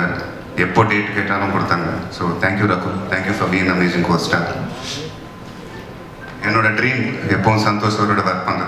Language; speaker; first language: Tamil; non-native, local second language; Telugu